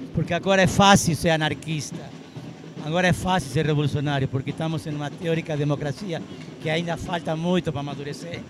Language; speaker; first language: Portuguese; non-native, fluent; Arabic